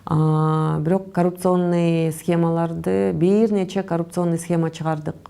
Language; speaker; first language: Russian; non-native, local second language; Kyrgyz